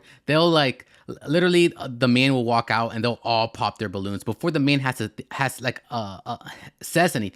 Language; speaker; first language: English; native; English